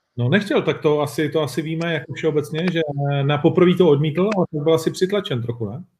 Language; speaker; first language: Czech; native; Czech